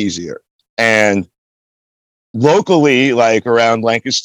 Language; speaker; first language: English; native; English